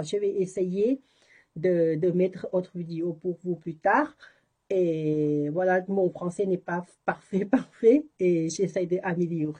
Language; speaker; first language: French; non-native, learner; Thai